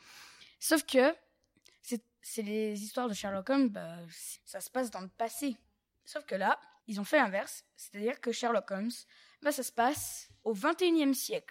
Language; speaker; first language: French; native; French